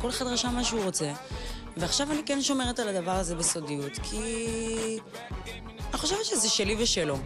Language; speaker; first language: Hebrew; native; Hebrew